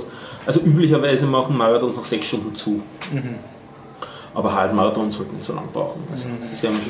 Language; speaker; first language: German; native; German